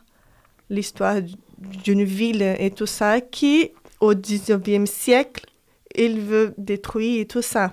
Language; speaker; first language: French; non-native, fluent; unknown